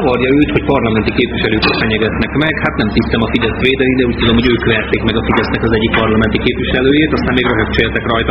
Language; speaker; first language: Hungarian; native; Hungarian